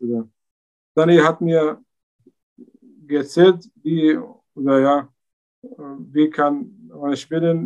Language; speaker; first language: German; non-native, learner; Arabic